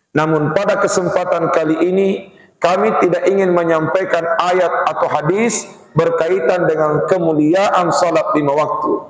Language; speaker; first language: Malay; non-native, local second language; Buginese